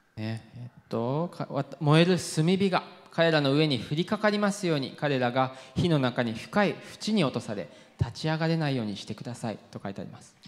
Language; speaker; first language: Japanese; non-native, fluent; English